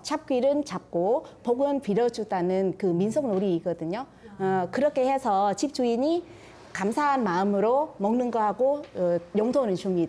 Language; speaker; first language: Korean; non-native, fluent; Vietnamese